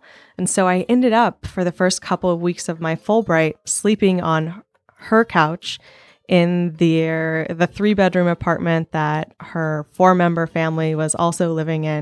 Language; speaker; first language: English; native; English